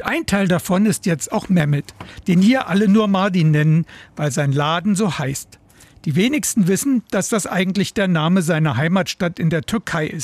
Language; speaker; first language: German; native; German